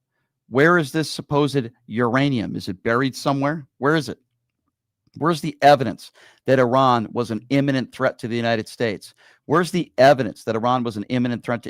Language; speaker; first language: English; native; English